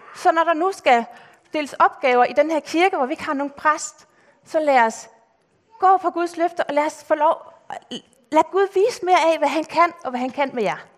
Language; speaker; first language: Danish; native; Danish